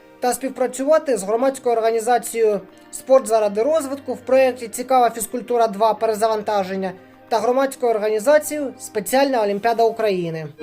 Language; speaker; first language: Ukrainian; native; Ukrainian